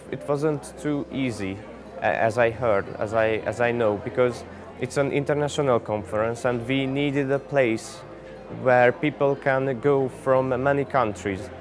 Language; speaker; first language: English; non-native, fluent; Hungarian